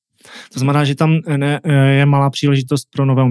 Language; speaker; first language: Czech; native; Czech